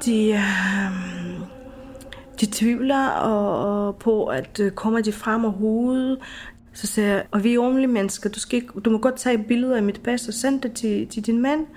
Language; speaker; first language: Danish; non-native, fluent; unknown